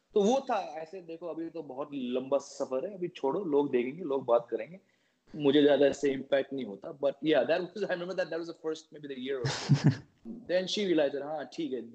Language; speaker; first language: Hindi; non-native, local second language; English